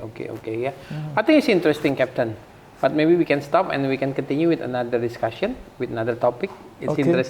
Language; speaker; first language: English; non-native, fluent; Indonesian